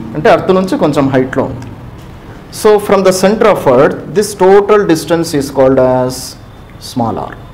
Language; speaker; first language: English; non-native, local second language; Telugu